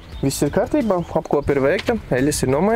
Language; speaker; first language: Latvian; native; Latvian